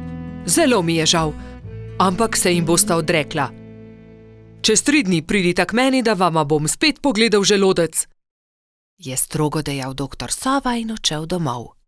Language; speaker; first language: Slovenian; native; Slovenian